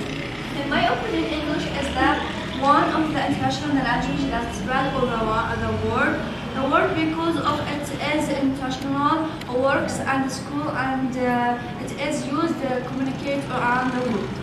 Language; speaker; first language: English; non-native, learner; Arabic